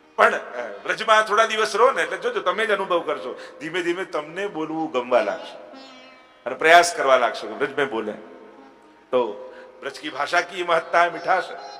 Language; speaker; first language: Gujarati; non-native, local second language; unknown